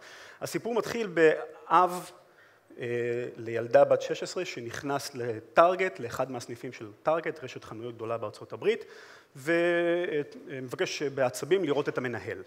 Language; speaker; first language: Hebrew; native; Hebrew